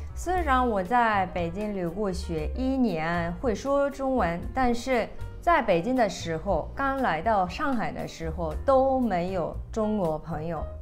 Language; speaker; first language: Chinese; non-native, fluent; Japanese